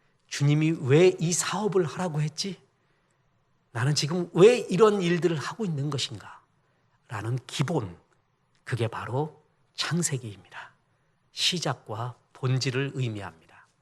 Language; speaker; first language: Korean; native; Korean